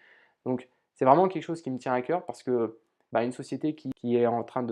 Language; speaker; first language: French; native; French